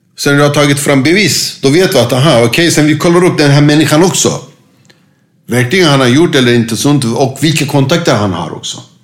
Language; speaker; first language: Swedish; non-native, fluent; Turkish